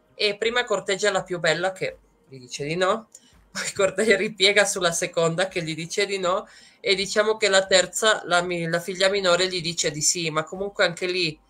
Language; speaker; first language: Italian; native; Italian